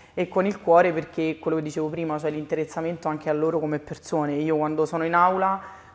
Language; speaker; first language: Italian; native; Italian